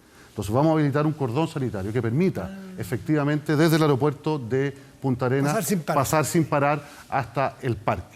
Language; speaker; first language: Spanish; native; Spanish